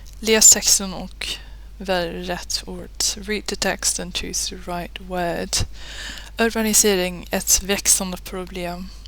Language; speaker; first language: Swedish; non-native, learner; Dutch